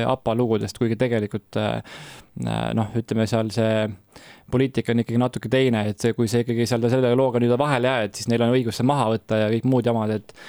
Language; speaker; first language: Estonian; native; Estonian